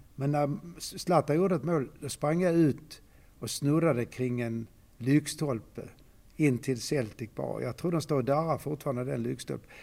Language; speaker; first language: Swedish; native; Swedish